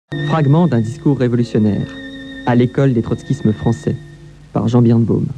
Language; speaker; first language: French; native; French